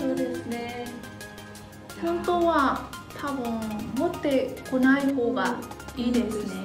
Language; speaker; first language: Japanese; non-native, learner; Vietnamese